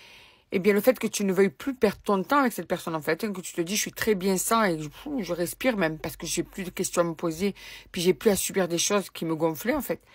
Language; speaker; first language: French; native; French